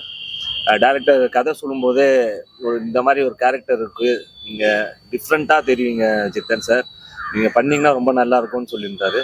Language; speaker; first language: Tamil; native; Tamil